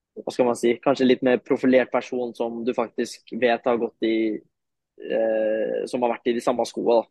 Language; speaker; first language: Norwegian; native; Norwegian